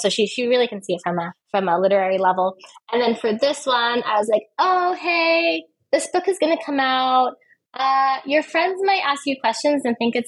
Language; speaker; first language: English; native; English